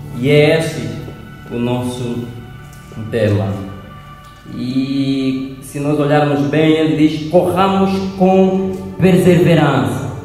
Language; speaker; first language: Portuguese; native; Portuguese